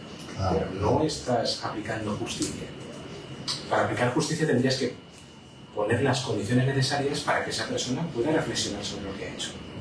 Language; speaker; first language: Spanish; native; Spanish